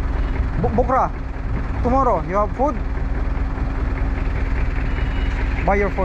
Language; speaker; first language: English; non-native, local second language; Filipino